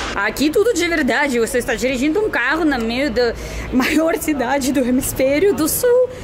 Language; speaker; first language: Portuguese; non-native, fluent; Russian